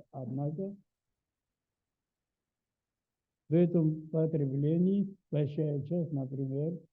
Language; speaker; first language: Russian; native; Russian